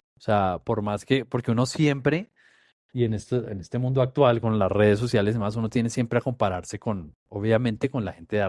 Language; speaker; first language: Spanish; native; Spanish